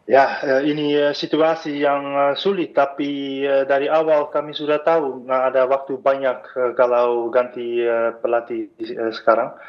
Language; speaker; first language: Indonesian; non-native, fluent; Dutch